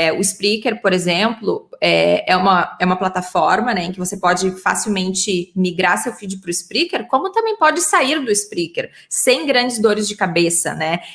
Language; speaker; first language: Portuguese; native; Portuguese